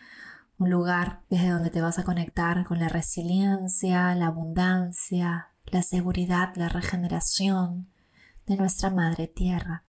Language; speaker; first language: Spanish; native; Spanish